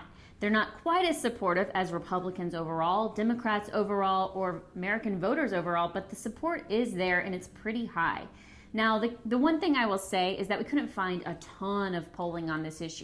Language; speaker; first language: English; native; English